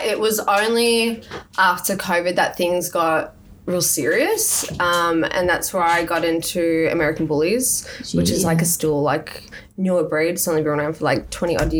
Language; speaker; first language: English; native; English